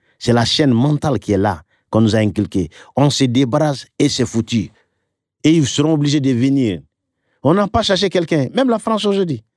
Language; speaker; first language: French; non-native, local second language; Bambara